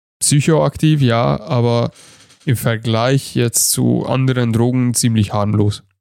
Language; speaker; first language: German; non-native, fluent; Hungarian